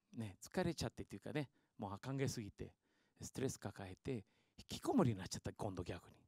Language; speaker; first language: Japanese; early bilingual, heritage; Spanish